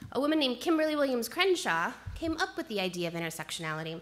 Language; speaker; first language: English; native; English